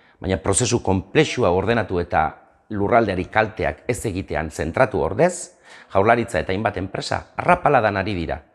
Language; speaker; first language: Basque; native; Basque